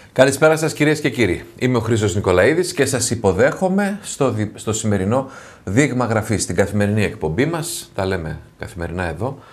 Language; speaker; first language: Greek; native; Greek